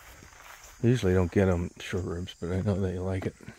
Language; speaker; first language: English; native; English